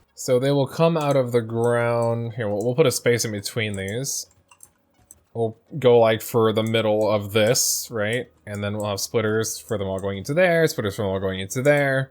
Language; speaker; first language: English; native; English